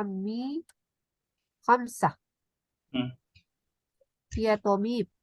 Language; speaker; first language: Arabic; non-native, learner; Indonesian